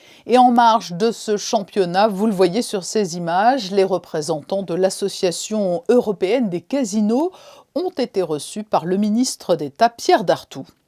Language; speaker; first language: French; native; French